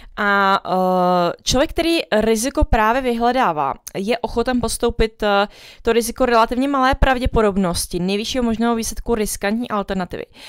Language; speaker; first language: Czech; early bilingual, other home language; Vietnamese